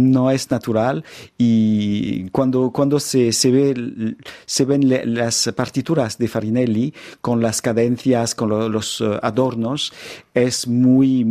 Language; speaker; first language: Spanish; non-native, fluent; French